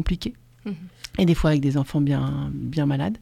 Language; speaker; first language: French; native; French